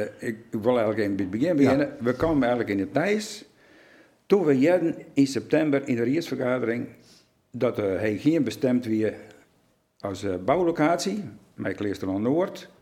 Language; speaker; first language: Dutch; non-native, local second language; Western Frisian